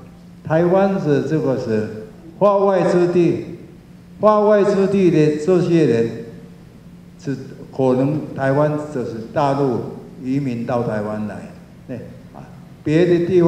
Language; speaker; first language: Chinese; non-native, local second language; Min Nan Chinese